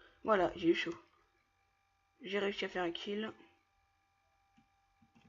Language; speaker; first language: French; native; French